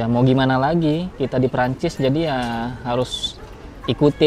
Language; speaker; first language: Indonesian; native; Indonesian